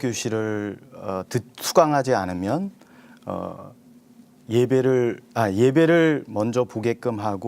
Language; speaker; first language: Korean; native; Korean